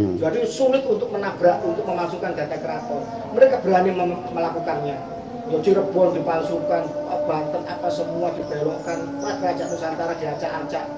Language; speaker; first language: Indonesian; non-native, local second language; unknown